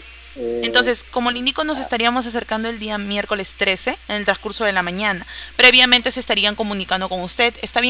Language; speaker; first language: Spanish; native; Spanish